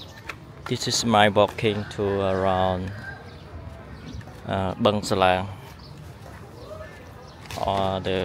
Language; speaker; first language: English; non-native, learner; Khmer